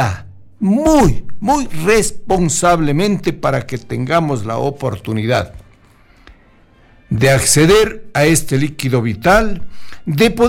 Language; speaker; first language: Spanish; native; Spanish